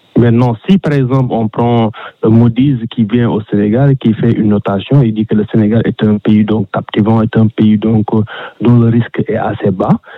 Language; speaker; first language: French; non-native, local second language; Wolof